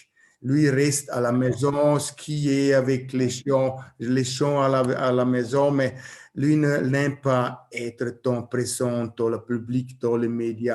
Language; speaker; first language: French; non-native, learner; German